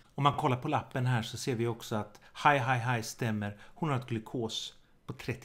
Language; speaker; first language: Swedish; native; Swedish